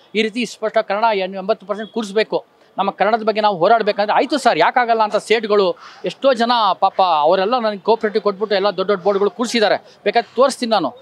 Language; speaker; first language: Kannada; non-native, local second language; Urdu